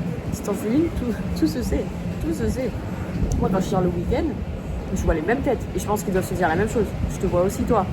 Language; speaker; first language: French; native; French